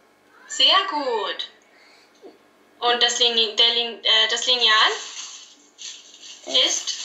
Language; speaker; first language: German; native; German